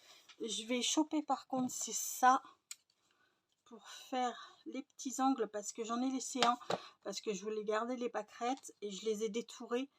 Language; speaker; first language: French; native; French